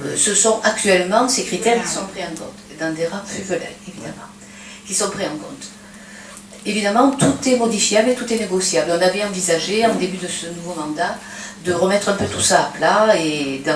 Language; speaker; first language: French; native; French